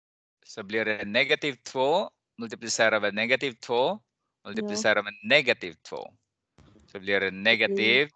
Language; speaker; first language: Swedish; non-native, fluent; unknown